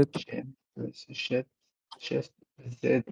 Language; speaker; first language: Russian; non-native, learner; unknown